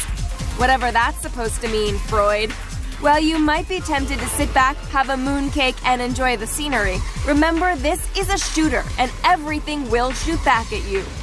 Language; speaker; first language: English; native; English